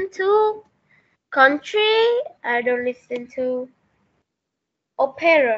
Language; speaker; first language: English; non-native, learner; Vietnamese